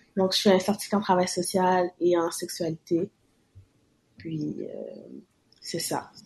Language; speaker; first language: French; native; French